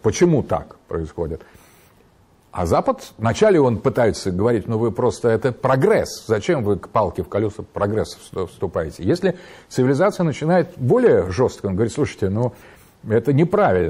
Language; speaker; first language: Russian; native; Russian